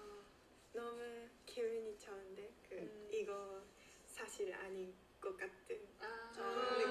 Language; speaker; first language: Korean; non-native, learner; Japanese